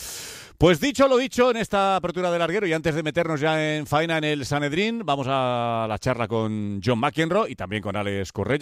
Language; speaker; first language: Spanish; native; Spanish